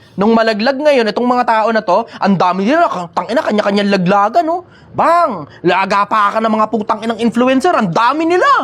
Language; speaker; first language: Filipino; native; Filipino